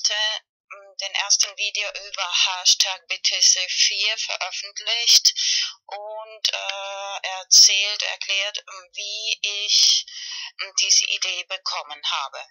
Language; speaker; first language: German; non-native, fluent; Spanish